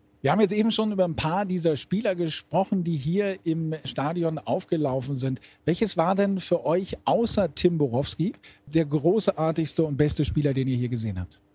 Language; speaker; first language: German; native; German